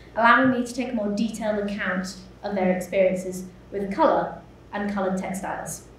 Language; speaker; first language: English; native; English